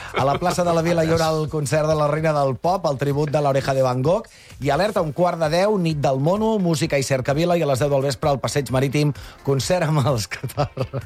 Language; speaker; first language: Catalan; native; Catalan